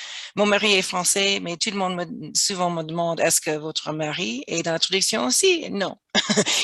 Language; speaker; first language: French; non-native, fluent; English